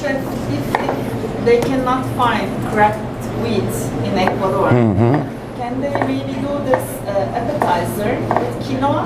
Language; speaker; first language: English; non-native, fluent; Spanish